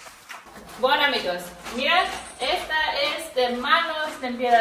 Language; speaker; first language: Spanish; non-native, learner; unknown